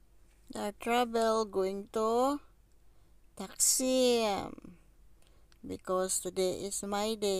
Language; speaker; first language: English; non-native, learner; Filipino